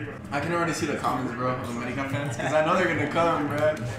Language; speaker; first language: English; early bilingual, other home language; Spanish